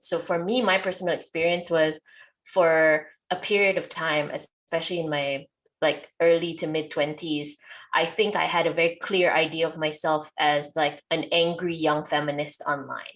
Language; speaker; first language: English; non-native, local second language; Malay